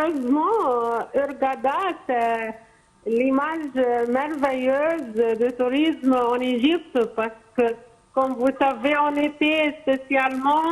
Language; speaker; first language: French; non-native, fluent; Arabic